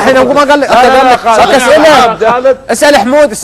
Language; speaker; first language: Arabic; native; Arabic